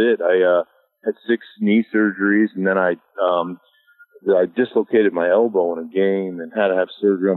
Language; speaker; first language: English; native; English